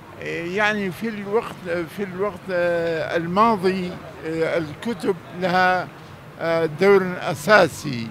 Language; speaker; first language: Arabic; non-native, local second language; Kurdish